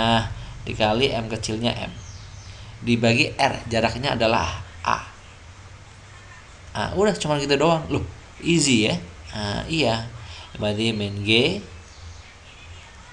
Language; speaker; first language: Indonesian; native; Indonesian